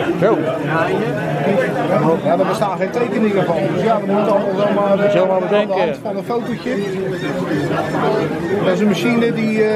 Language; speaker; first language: Dutch; native; Dutch